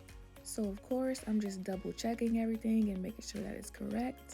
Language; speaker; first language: English; native; English